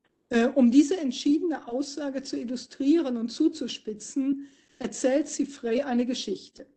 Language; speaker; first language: German; native; German